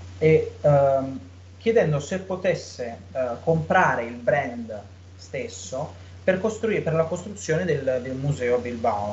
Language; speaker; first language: Italian; native; Italian